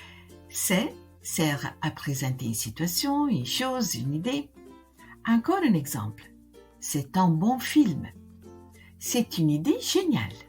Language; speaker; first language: French; non-native, fluent; Italian